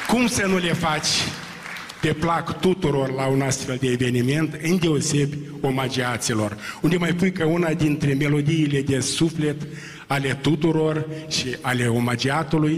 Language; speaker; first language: Romanian; native; Romanian